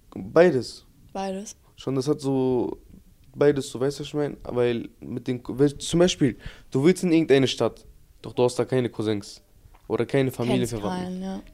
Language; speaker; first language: German; early bilingual, other home language; Turkish